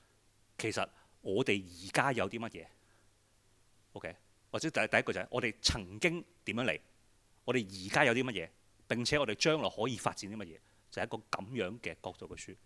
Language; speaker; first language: Cantonese; native; Cantonese